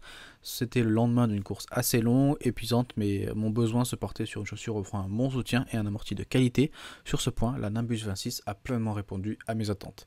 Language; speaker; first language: French; native; French